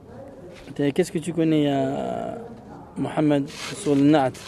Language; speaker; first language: Arabic; non-native, learner; French